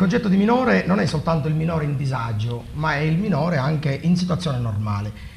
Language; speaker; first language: Italian; native; Italian